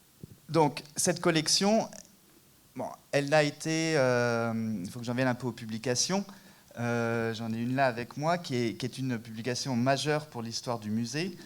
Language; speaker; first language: French; native; French